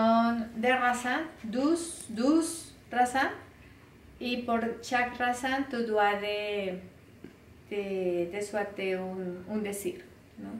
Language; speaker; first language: French; non-native, learner; Spanish